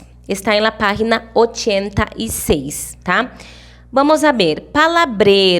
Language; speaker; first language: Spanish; non-native, fluent; Portuguese